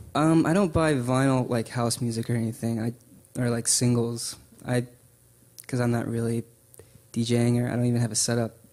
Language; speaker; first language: English; native; English